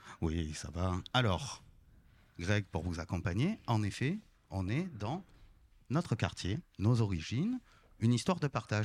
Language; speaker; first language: French; native; French